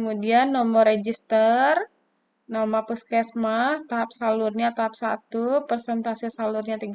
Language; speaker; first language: Indonesian; native; Indonesian